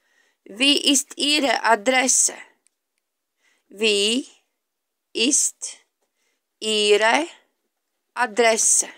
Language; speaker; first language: German; non-native, fluent; Latvian